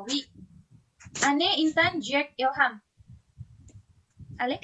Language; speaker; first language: French; non-native, learner; Indonesian